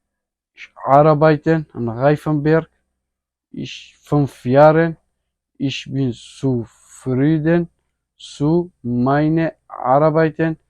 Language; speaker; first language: German; non-native, learner; Kurdish